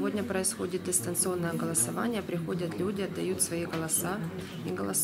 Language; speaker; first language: Russian; native; Russian